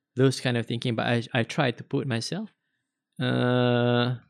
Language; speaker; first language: English; non-native, local second language; Malay